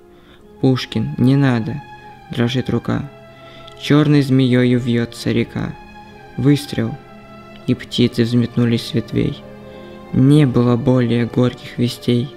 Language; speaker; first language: Russian; native; Russian